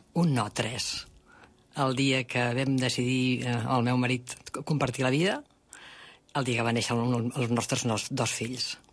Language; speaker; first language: Catalan; native; Catalan